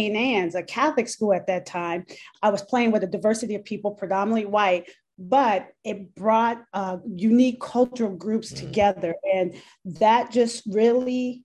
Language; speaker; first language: English; native; English